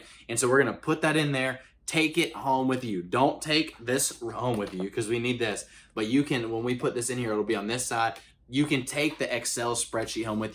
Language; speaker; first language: English; native; English